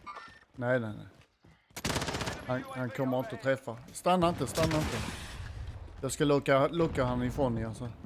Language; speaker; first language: Swedish; native; Swedish